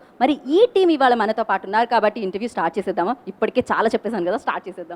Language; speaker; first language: Telugu; native; Telugu